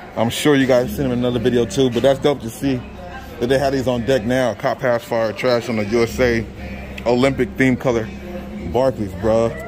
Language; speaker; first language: English; native; English